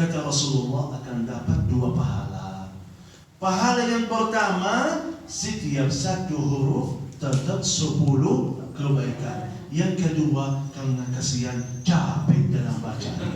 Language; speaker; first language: Indonesian; non-native, fluent; Arabic